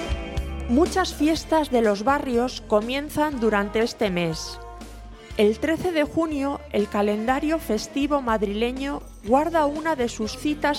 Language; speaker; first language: Spanish; native; Spanish